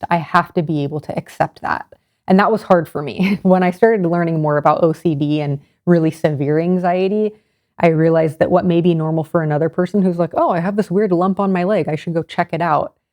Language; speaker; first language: English; native; English